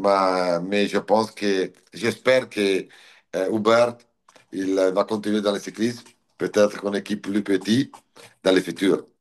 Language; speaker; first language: French; non-native, learner; Italian